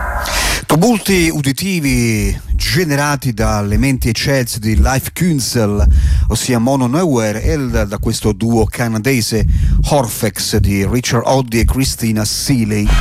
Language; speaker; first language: Italian; native; Italian